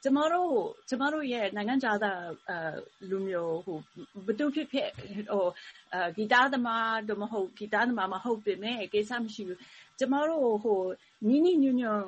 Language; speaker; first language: Burmese; non-native, learner; Thai